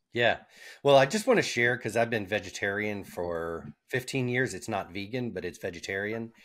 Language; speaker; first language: English; native; English